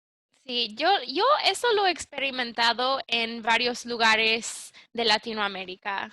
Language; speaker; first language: Spanish; early bilingual, heritage; English